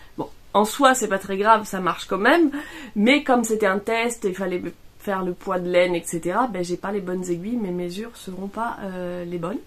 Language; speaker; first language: French; non-native, fluent; Italian